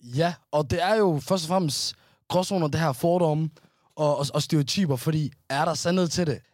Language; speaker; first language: Danish; early bilingual, other home language; Somali